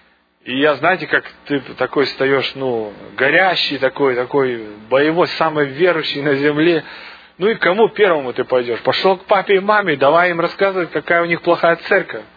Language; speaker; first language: Russian; native; Russian